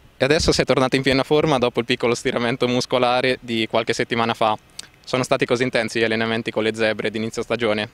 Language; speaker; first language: Italian; native; Italian